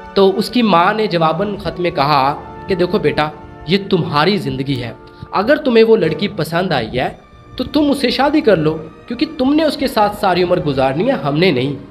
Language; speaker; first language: Urdu; non-native, local second language; Sindhi